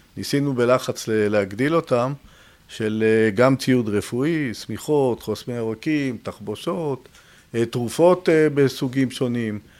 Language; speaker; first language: Hebrew; native; Hebrew